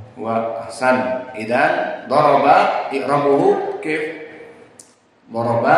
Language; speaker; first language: Arabic; non-native, fluent; Indonesian